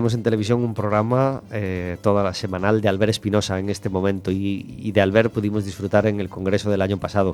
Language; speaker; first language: Spanish; native; Spanish